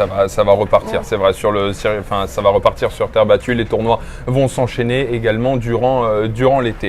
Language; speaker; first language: French; native; French